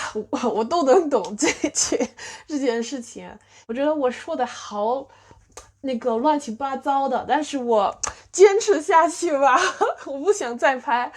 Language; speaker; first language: Chinese; non-native, fluent; English